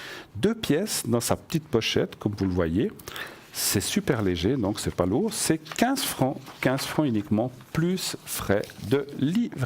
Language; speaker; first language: French; native; French